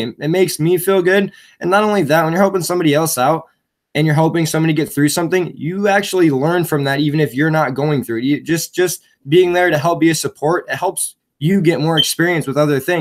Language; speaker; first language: English; native; English